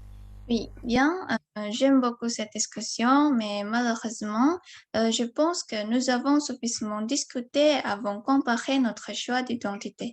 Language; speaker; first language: French; non-native, learner; Indonesian